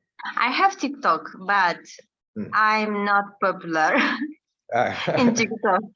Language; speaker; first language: English; non-native, learner; Russian